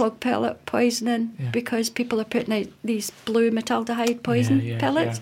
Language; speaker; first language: English; native; English